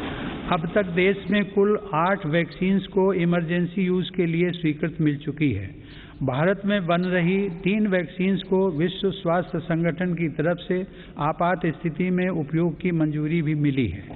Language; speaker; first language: Hindi; native; Hindi